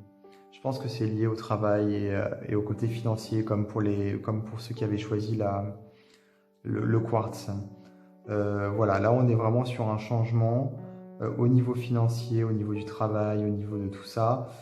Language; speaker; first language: French; native; French